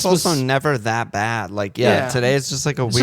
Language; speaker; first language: English; native; English